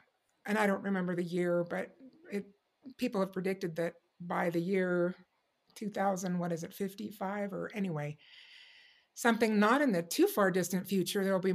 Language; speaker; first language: English; native; English